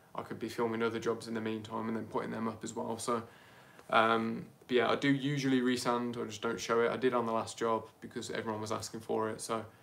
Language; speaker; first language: English; native; English